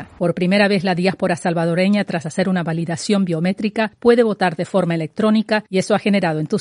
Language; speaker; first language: Spanish; native; Spanish